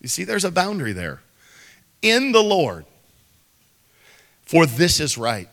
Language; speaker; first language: English; native; English